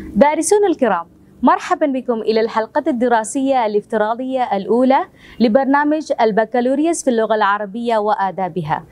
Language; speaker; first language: Arabic; non-native, fluent; Malayalam